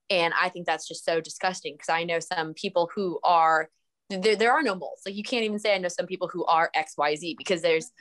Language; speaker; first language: English; native; English